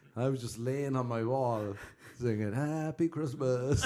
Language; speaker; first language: English; native; English